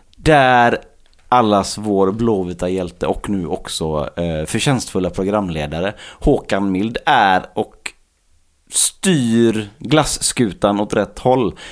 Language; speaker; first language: Swedish; native; Swedish